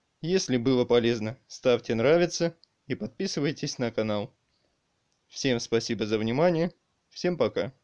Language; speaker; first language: Russian; native; Russian